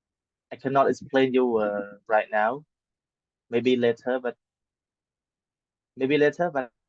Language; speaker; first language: English; non-native, fluent; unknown